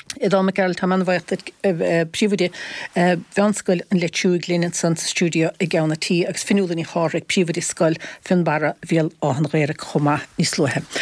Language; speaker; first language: Irish; native; Irish